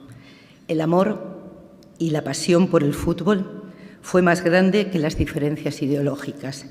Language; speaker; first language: Spanish; native; Spanish